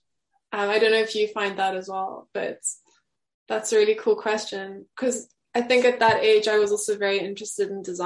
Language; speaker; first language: English; native; English